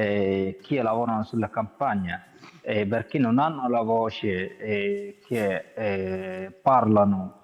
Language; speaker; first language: Italian; non-native, learner; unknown